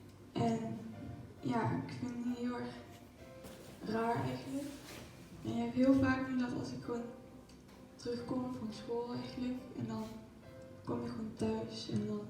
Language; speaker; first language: Dutch; early bilingual, other home language; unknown